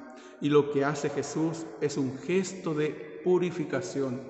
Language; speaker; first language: Spanish; native; Spanish